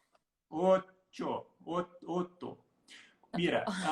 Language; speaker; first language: Spanish; non-native, learner; Portuguese